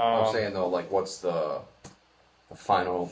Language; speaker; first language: English; native; English